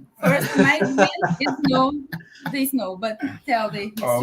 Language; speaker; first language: English; non-native, learner; Portuguese